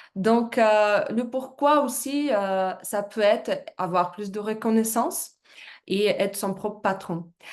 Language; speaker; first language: French; non-native, fluent; Russian